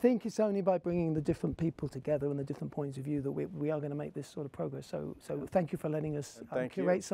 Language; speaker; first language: English; native; English